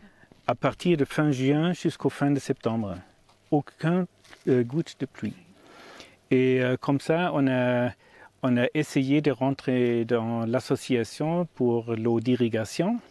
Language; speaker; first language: French; non-native, learner; German